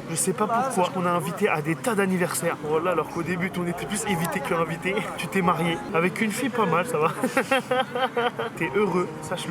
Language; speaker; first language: French; native; French